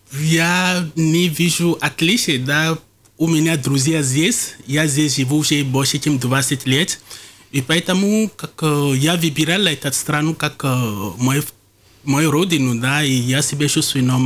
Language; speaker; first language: Russian; non-native, fluent; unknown